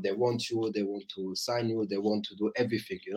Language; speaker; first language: English; non-native, fluent; French